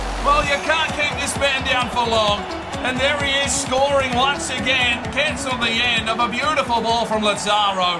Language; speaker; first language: English; native; English